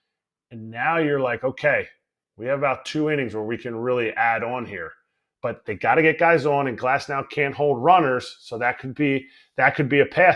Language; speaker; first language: English; native; English